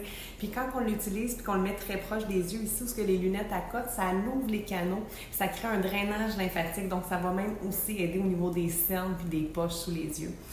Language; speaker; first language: French; native; French